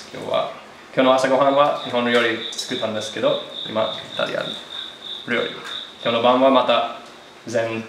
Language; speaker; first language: Japanese; non-native, learner; English